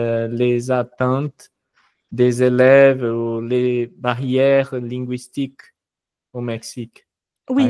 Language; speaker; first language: French; non-native, fluent; Portuguese